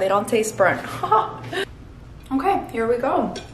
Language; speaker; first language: English; early bilingual, other home language; Spanish